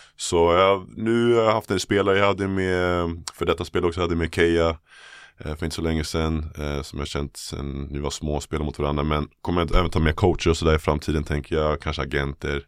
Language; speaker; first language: Swedish; native; Swedish